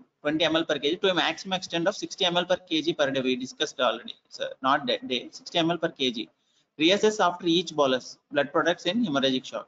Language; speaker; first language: English; non-native, local second language; Telugu